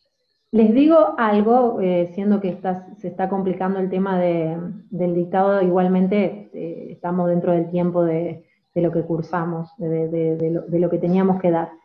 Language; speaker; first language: Spanish; native; Spanish